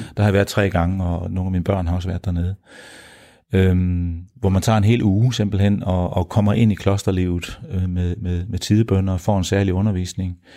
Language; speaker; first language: Danish; early bilingual, heritage; Danish